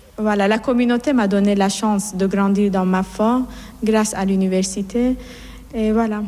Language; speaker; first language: French; non-native, fluent; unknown